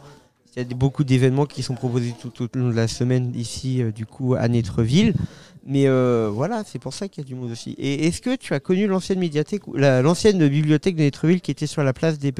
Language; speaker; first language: French; native; French